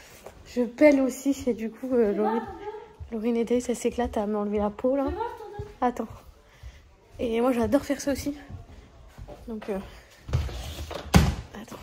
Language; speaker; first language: French; native; French